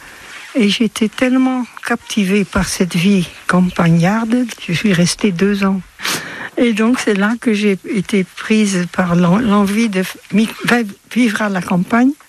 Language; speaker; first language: French; non-native, fluent; Dutch